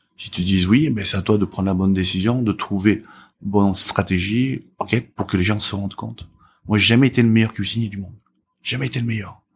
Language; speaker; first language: French; early bilingual, other home language; Korean